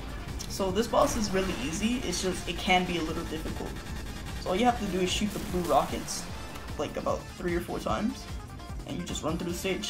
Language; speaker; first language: English; native; English